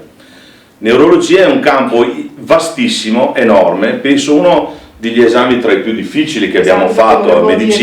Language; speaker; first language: Italian; native; Italian